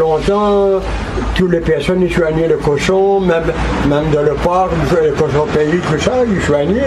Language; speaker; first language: French; non-native, local second language; Réunion Creole French